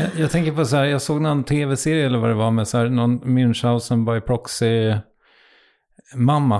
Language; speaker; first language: Swedish; native; Swedish